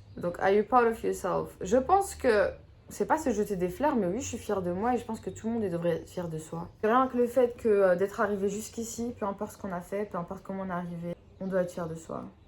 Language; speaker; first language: French; native; French